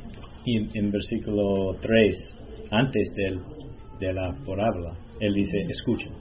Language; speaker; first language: Spanish; non-native, learner; English